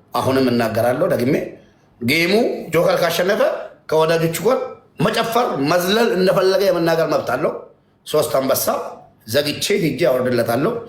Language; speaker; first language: Amharic; non-native, local second language; Oromo